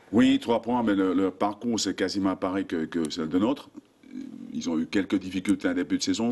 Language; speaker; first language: French; non-native, fluent; Finnish